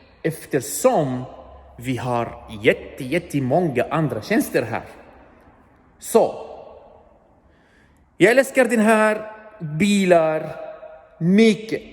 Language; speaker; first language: Swedish; non-native, learner; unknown